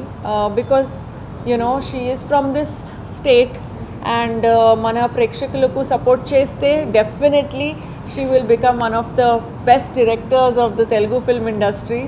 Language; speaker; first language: Telugu; non-native, fluent; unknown